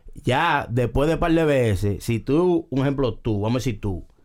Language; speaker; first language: Spanish; early bilingual, heritage; Spanish